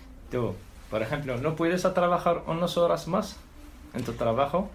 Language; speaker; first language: Spanish; non-native, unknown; Arabic